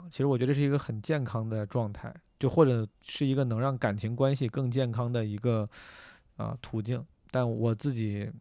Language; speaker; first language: Chinese; native; Chinese